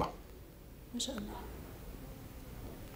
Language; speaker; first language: Arabic; native; Arabic